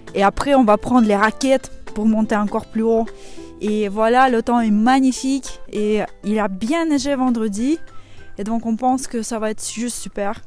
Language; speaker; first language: French; non-native, fluent; Russian